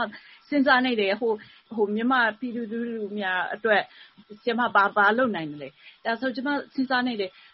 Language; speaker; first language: Burmese; non-native, fluent; English